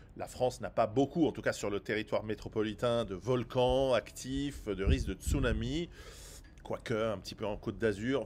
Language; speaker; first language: French; non-native, fluent; Italian